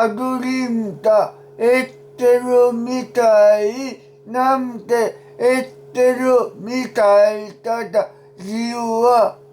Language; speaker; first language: Japanese; non-native, learner; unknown